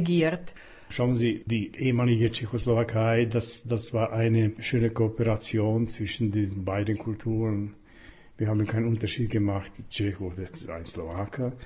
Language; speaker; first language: German; non-native, fluent; Slovak